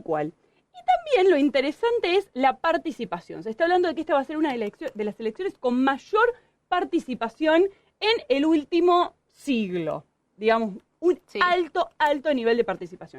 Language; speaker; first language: Spanish; native; Spanish